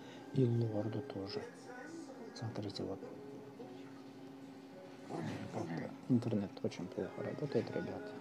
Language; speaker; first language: Russian; non-native, local second language; Uzbek